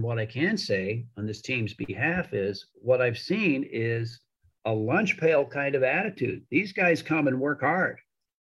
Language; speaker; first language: English; native; English